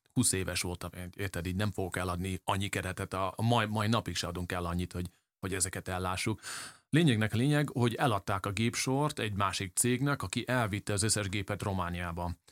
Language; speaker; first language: Hungarian; early bilingual, heritage; English